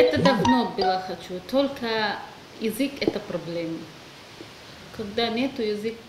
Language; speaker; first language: Russian; non-native, learner; Arabic